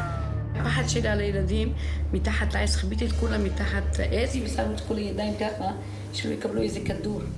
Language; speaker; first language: Hebrew; non-native, fluent; Arabic